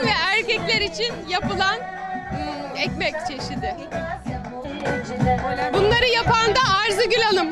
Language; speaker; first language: Turkish; native; Turkish